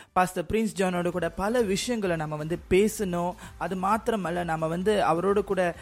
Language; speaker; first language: Tamil; native; Tamil